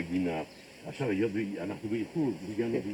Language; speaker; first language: Hebrew; non-native, fluent; German